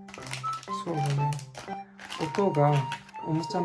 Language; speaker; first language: Japanese; non-native, learner; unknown